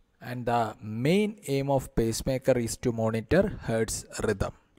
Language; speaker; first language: English; non-native, local second language; Malayalam